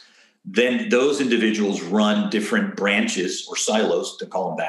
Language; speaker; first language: English; early bilingual, other home language; Spanish